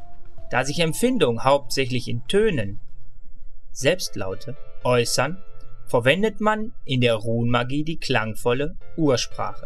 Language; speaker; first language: German; native; German